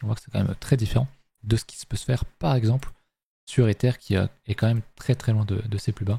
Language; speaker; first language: French; native; French